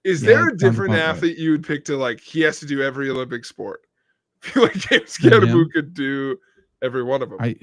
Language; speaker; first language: English; native; English